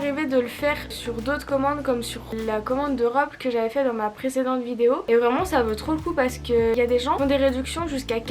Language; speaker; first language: French; native; French